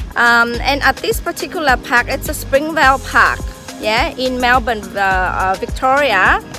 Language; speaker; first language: English; non-native, fluent; Vietnamese